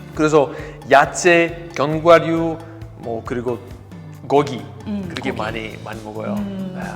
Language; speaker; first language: Korean; non-native, fluent; Greek